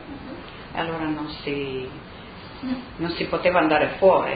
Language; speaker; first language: Italian; non-native, local second language; Friulian